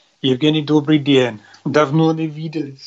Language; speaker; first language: Russian; non-native, learner; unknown